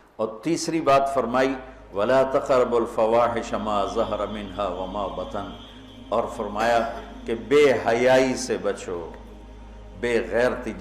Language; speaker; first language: Urdu; non-native, local second language; Punjabi